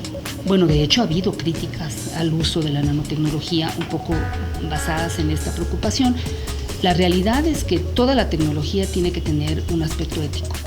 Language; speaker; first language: Spanish; native; Spanish